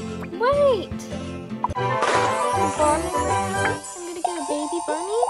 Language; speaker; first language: English; native; English